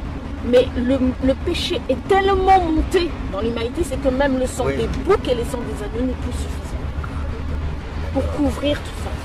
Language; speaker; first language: French; native; French